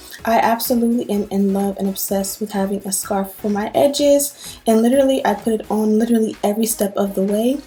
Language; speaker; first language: English; native; English